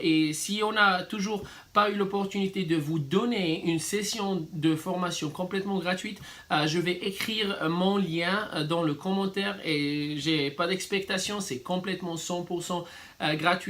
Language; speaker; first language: French; non-native, fluent; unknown